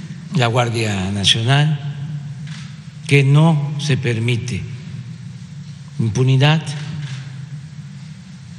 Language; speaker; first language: Spanish; native; Spanish